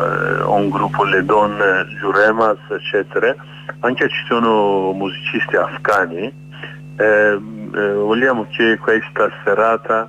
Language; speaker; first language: Italian; non-native, learner; Kurdish